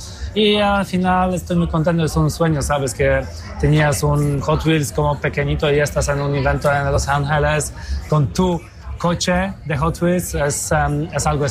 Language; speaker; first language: Spanish; non-native, fluent; Polish